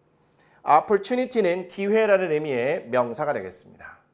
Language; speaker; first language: Korean; native; Korean